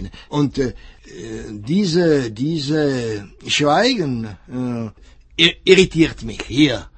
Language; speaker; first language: German; non-native, fluent; Czech